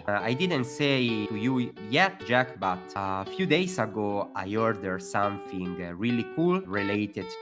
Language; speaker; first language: English; non-native, fluent; Italian